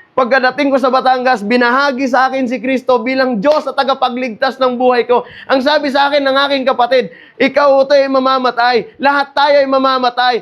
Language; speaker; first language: Filipino; non-native, local second language; Cebuano